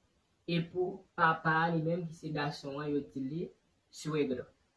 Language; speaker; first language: French; non-native, learner; Haitian Creole